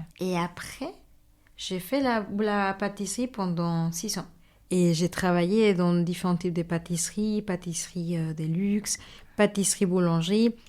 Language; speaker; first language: French; non-native, fluent; Spanish